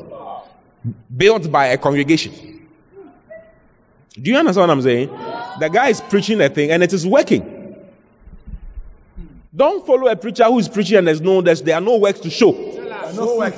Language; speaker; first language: English; non-native, local second language; Akan